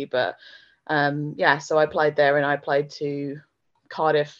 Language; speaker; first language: English; native; English